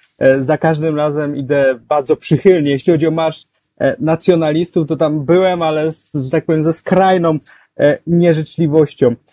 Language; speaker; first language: Polish; native; Polish